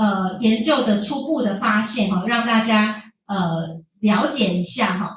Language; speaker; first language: Chinese; native; Chinese